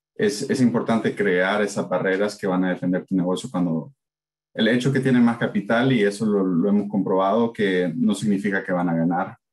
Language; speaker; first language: Spanish; native; Spanish